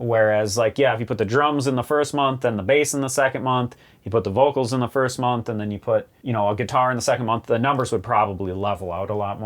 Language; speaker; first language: English; native; English